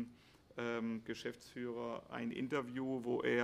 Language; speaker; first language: German; native; German